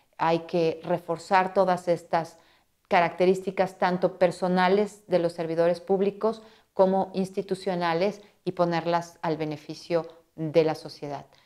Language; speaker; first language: Spanish; native; Spanish